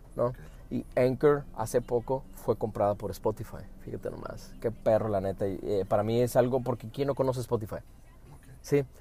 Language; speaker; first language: Spanish; early bilingual, heritage; Spanish